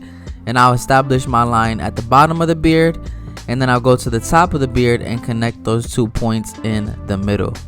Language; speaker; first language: English; native; English